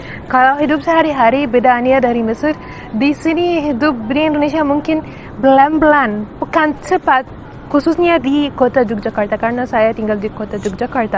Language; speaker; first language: Indonesian; non-native, learner; Arabic